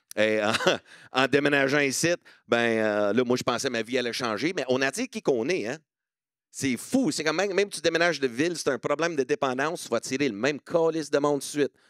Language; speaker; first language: French; non-native, local second language; English